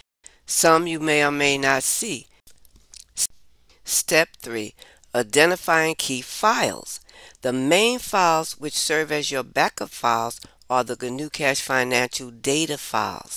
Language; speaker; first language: English; native; English